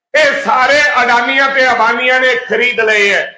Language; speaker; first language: Hindi; non-native, local second language; Punjabi